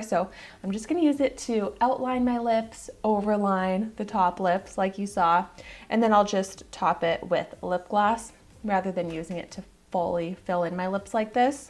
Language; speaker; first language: English; native; English